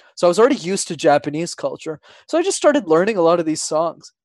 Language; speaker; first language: English; non-native, fluent; Tamil